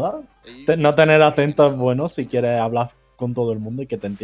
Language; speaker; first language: Spanish; native; Spanish